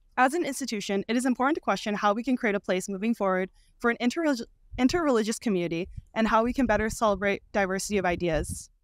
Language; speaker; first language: English; native; English